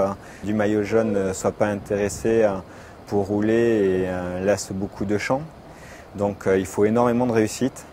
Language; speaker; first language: French; native; French